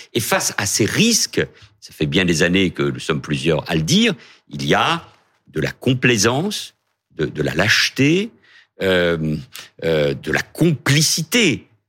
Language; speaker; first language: French; early bilingual, other home language; Catalan